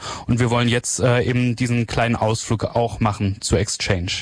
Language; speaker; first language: German; native; German